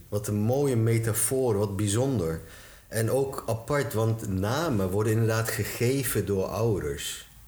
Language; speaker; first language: Dutch; early bilingual, other home language; Turkish